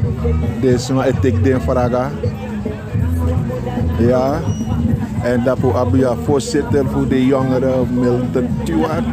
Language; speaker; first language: Dutch; non-native, local second language; Sranan Tongo